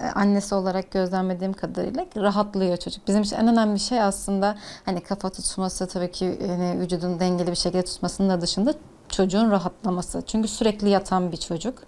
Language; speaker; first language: Turkish; native; Turkish